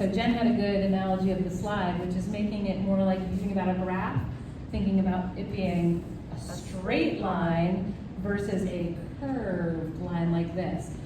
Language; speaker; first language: English; native; English